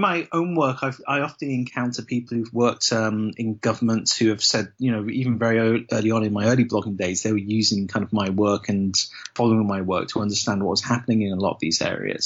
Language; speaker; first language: English; native; English